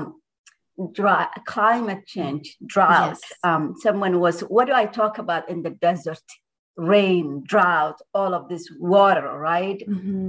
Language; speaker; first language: English; non-native, fluent; Somali